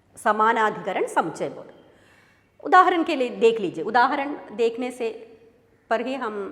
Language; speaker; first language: Hindi; non-native, local second language; Malayalam